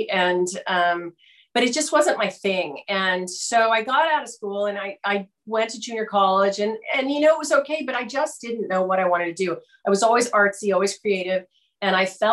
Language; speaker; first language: English; native; English